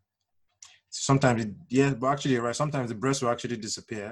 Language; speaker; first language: English; non-native, local second language; Yoruba